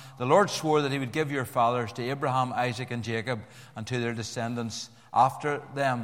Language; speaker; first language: English; native; English